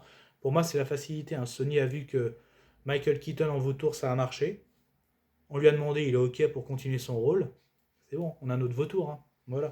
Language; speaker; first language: French; native; French